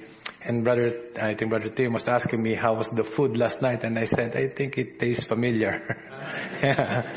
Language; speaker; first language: English; non-native, local second language; Filipino